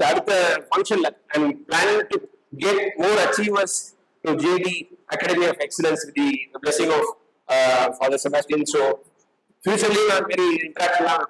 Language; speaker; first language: English; non-native, local second language; Tamil